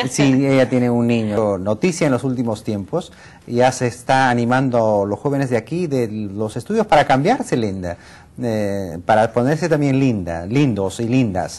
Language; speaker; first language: Spanish; native; Spanish